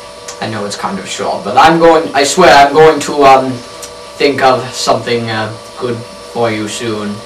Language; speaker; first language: English; native; English